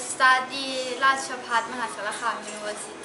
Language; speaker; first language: English; non-native, learner; Thai